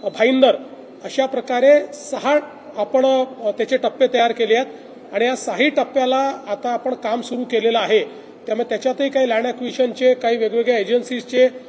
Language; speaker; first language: Marathi; native; Marathi